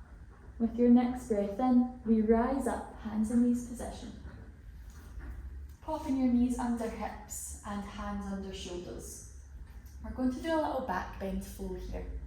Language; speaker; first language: English; native; English